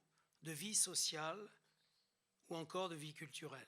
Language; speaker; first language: French; native; French